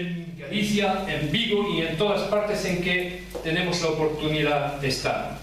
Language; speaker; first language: Spanish; early bilingual, heritage; French